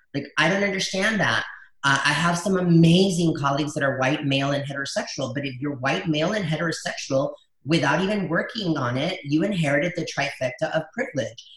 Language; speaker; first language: English; early bilingual, other home language; Spanish